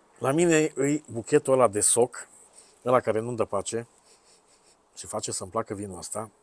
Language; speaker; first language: Romanian; native; Romanian